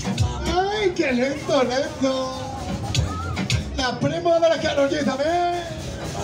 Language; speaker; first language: Spanish; native; Spanish